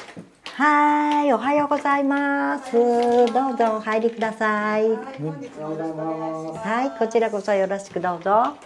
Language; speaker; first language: Japanese; native; Japanese